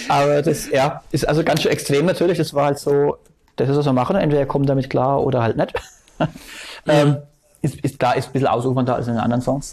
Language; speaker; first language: German; native; German